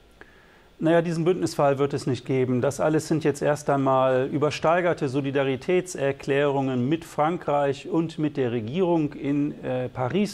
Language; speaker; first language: German; native; German